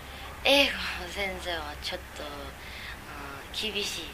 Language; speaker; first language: Japanese; non-native, learner; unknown